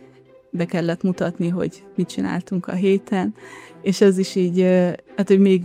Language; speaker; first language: Hungarian; early bilingual, heritage; Hungarian